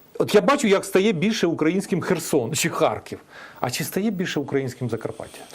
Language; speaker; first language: Ukrainian; native; Ukrainian